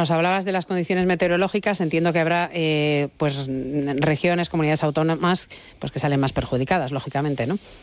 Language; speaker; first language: Spanish; native; Spanish